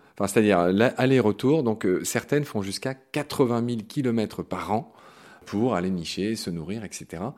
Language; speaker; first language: French; native; French